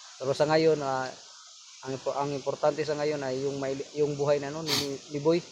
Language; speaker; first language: Filipino; non-native, local second language; Cebuano